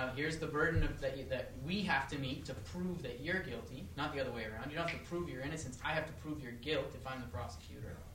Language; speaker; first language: English; native; English